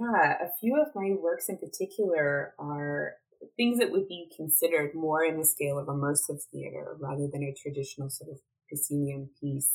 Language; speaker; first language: English; native; English